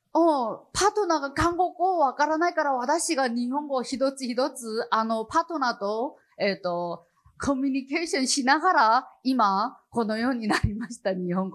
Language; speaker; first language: Japanese; non-native, learner; Chinese